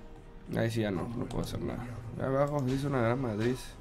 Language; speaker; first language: Spanish; native; Spanish